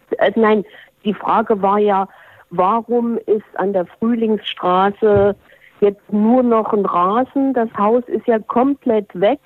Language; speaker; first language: German; native; German